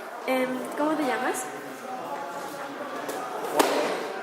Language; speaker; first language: Spanish; non-native, local second language; Galician